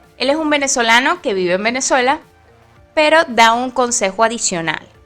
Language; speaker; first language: Spanish; native; Spanish